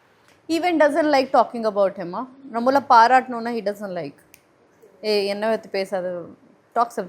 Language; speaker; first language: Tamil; non-native, learner; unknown